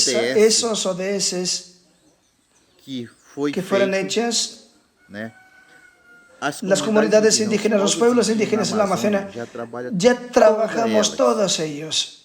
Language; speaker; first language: Spanish; non-native, fluent; Portuguese